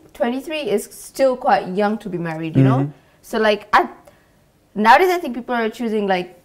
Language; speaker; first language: English; native; English